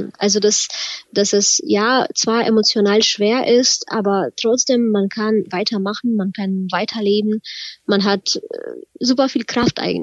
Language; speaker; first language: German; non-native, fluent; Ukrainian